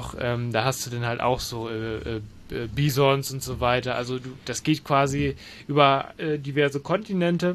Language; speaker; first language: German; native; German